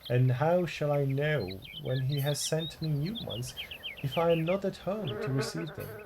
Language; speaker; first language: English; non-native, fluent; Slovak